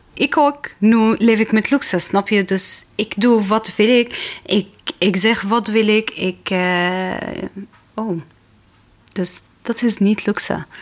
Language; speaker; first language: Dutch; non-native, fluent; Arabic